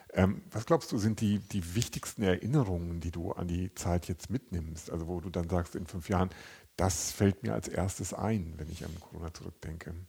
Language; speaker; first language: German; native; German